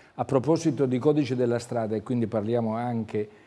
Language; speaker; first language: Italian; native; Italian